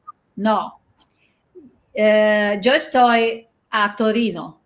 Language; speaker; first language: Spanish; non-native, learner; Italian